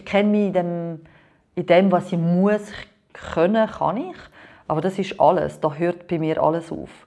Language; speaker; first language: German; non-native, fluent; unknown